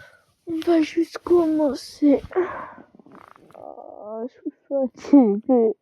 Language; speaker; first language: French; native; French